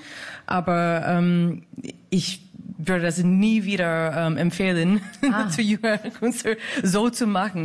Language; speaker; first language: German; non-native, fluent; English